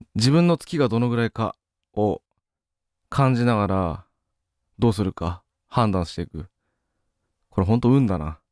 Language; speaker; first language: Japanese; native; Japanese